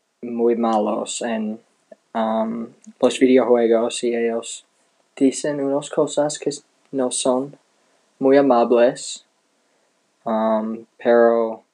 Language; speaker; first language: Spanish; non-native, learner; English